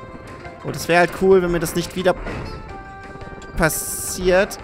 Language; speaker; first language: German; native; German